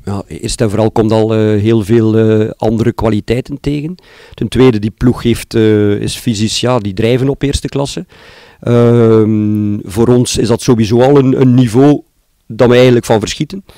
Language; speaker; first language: Dutch; native; Dutch